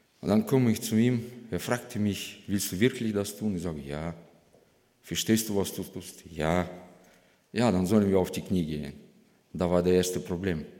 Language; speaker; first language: German; non-native, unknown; Russian